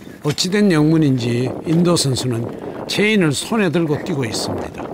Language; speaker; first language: Korean; native; Korean